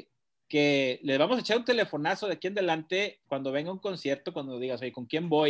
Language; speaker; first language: Spanish; native; Spanish